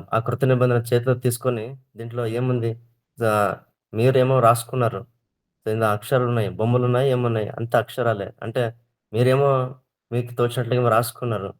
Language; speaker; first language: Telugu; non-native, local second language; Kannada